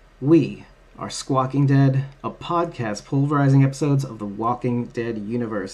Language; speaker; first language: English; native; English